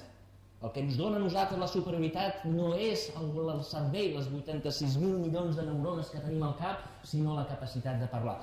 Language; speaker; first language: Catalan; native; Catalan